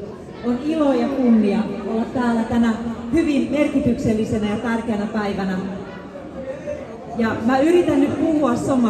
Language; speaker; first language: Finnish; early bilingual, other home language; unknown